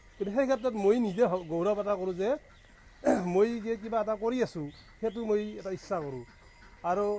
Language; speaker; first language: Assamese; native; Assamese